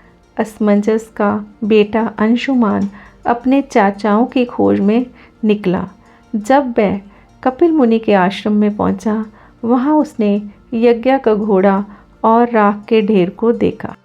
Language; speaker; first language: Hindi; native; Hindi